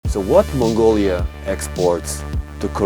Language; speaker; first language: English; non-native, local second language; Mongolian